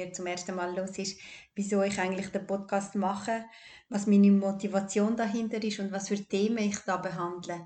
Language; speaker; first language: German; early bilingual, other home language; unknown